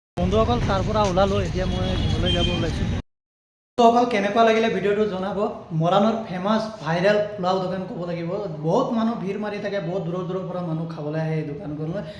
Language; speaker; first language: Assamese; non-native, local second language; Nepali